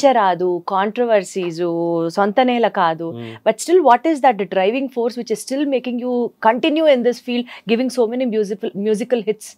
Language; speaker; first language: Telugu; native; Telugu